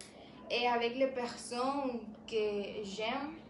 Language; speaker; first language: French; non-native, learner; Spanish